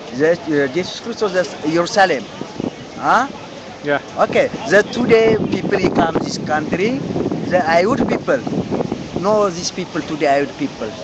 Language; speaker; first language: English; non-native, learner; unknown